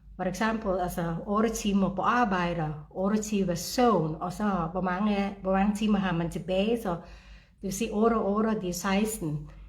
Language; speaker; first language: Danish; non-native, fluent; Filipino